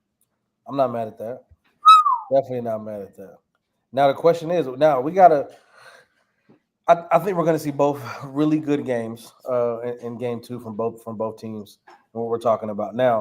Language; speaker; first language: English; native; English